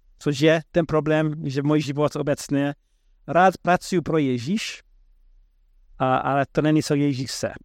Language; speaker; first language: Czech; non-native, fluent; English